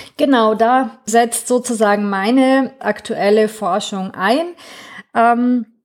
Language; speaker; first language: German; non-native, fluent; Greek